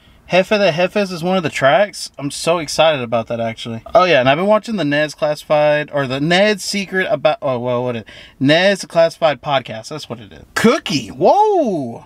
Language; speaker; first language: English; early bilingual, other home language; Spanish